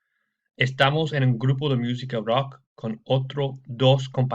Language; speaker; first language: Spanish; non-native, fluent; English